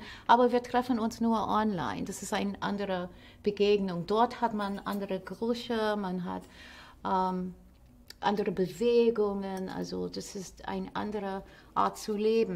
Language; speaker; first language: German; non-native, fluent; English